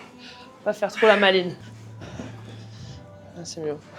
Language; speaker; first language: French; native; French